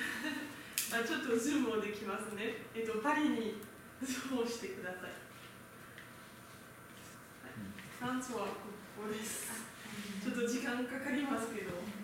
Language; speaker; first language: Japanese; non-native, learner; French